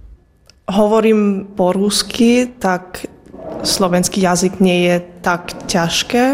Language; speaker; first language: Slovak; non-native, learner; German